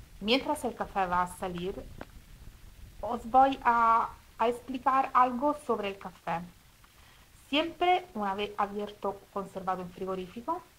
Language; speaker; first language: Spanish; non-native, fluent; Italian